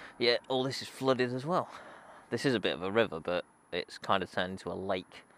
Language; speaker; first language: English; native; English